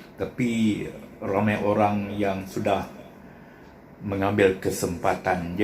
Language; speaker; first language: Malay; non-native, local second language; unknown